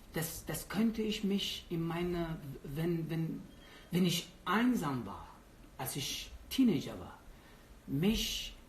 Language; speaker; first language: German; non-native, learner; Persian